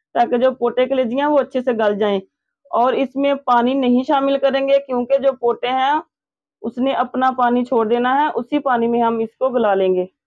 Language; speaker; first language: Urdu; native; Urdu